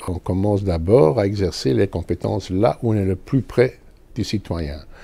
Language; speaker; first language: French; non-native, local second language; German